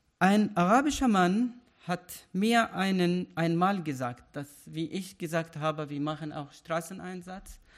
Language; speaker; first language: German; non-native, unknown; Arabic